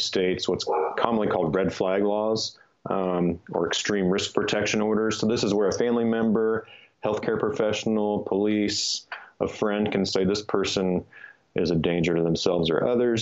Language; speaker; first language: English; native; English